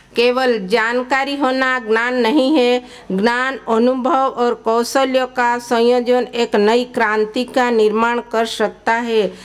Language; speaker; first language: Hindi; non-native, local second language; Gujarati